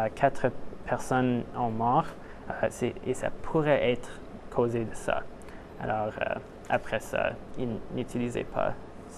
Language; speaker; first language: French; non-native, local second language; English